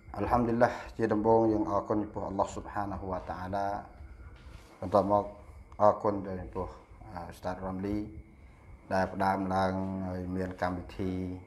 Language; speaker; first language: Khmer; non-native, local second language; Eastern Cham